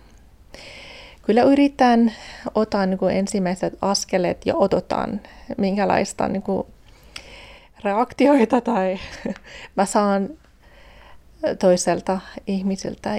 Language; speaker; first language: Finnish; non-native, fluent; Persian